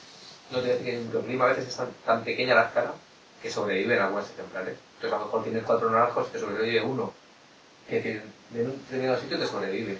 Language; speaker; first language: Spanish; native; Spanish